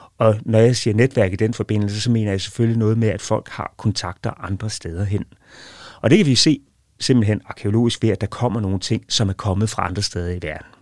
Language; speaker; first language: Danish; native; Danish